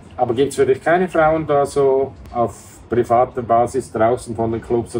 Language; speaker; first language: German; native; German